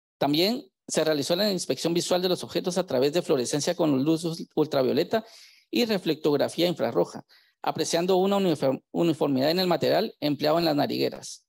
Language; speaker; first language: Spanish; native; Spanish